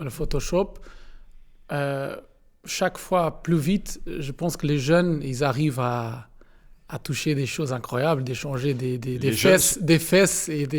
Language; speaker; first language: French; non-native, learner; Portuguese